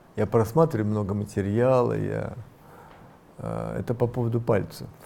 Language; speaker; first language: Russian; native; Russian